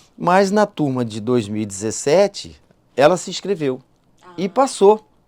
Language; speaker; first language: Portuguese; native; Portuguese